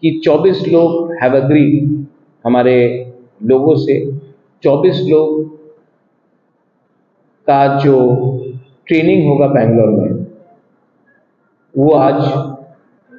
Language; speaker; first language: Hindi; non-native, local second language; Kok Borok